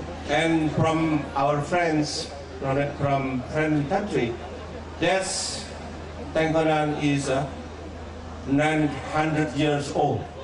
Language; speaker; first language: English; non-native, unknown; Indonesian